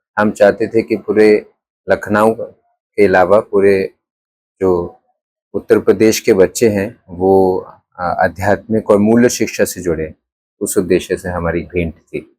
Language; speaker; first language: Hindi; native; Hindi